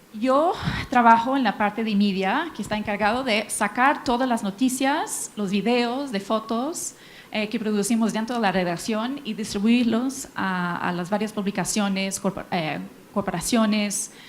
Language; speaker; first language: Spanish; non-native, fluent; English